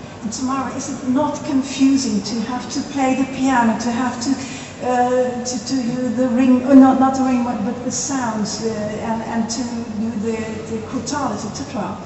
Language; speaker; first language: English; non-native, fluent; Dutch